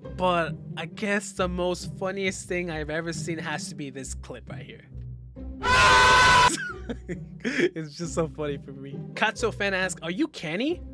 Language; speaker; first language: English; native; English